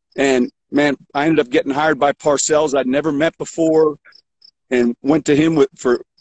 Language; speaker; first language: English; native; English